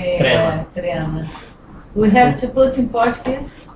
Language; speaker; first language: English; non-native, learner; Portuguese